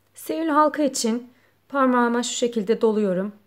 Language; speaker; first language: Turkish; native; Turkish